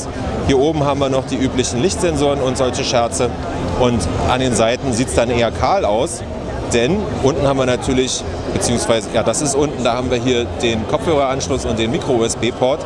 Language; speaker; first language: German; native; German